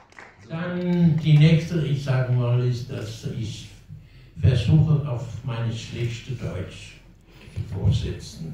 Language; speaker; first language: German; non-native, learner; Danish